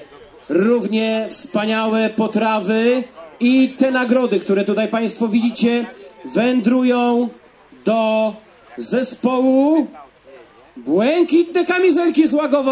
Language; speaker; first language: Polish; native; Polish